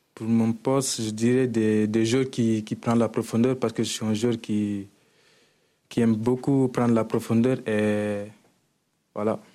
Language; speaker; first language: French; non-native, local second language; Wolof